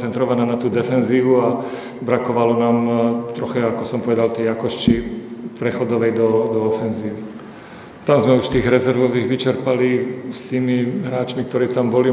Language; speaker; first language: Polish; non-native, learner; Slovak